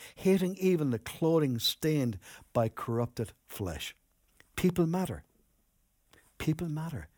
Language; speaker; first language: English; native; English